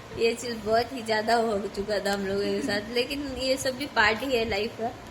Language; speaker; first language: Hindi; native; Hindi